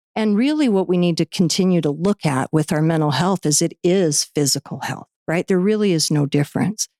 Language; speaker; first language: English; native; English